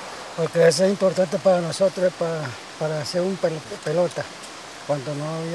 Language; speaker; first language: Spanish; non-native, local second language; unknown